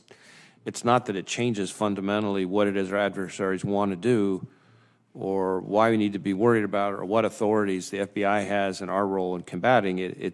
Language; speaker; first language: English; native; English